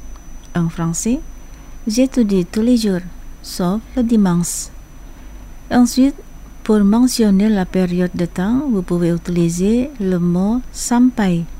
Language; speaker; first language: French; non-native, fluent; Indonesian